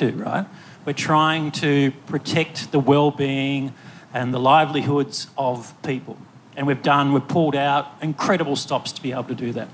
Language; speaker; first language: English; native; English